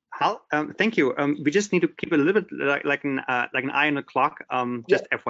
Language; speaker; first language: English; non-native, fluent; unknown